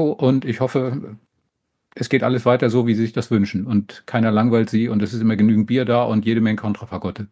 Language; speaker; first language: German; native; German